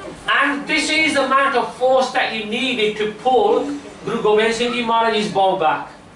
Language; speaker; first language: English; early bilingual, other home language; Punjabi